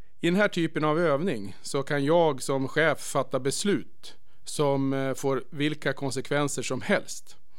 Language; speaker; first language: Swedish; native; Swedish